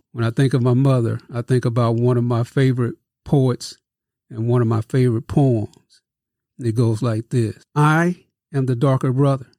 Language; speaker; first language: English; native; English